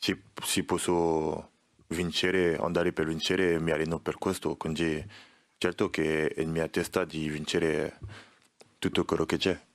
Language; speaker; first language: Italian; non-native, fluent; French